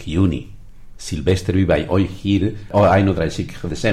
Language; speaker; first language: German; non-native, learner; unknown